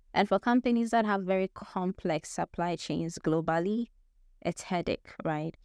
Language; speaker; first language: English; non-native, local second language; Akan